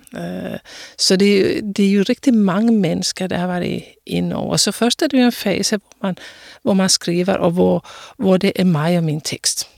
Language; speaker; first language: Danish; non-native, fluent; Finnish